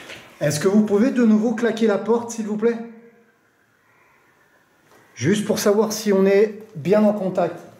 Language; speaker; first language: French; native; French